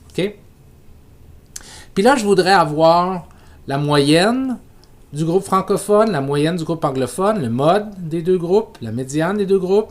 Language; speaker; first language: French; native; French